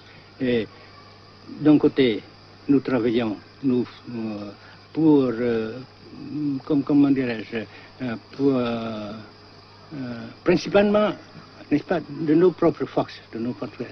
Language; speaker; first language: French; non-native, local second language; Vietnamese